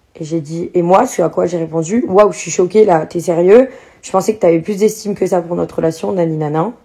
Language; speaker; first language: French; native; French